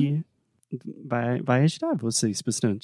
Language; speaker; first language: Portuguese; non-native, fluent; English